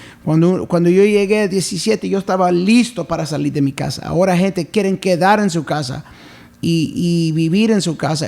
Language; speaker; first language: Spanish; early bilingual, heritage; English